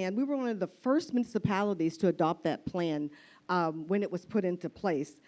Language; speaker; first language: English; native; English